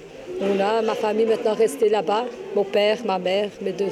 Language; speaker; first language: French; non-native, learner; Albanian